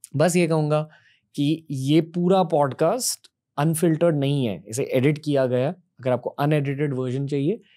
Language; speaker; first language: Hindi; native; Hindi